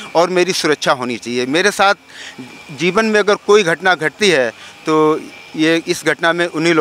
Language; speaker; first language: Hindi; native; Hindi